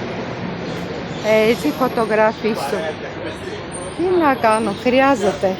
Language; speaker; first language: Greek; non-native, learner; Armenian